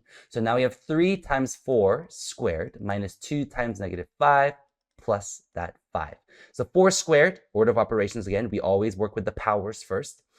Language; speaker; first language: English; native; English